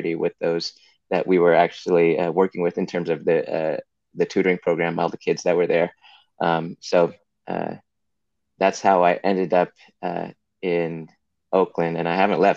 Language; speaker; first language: English; native; English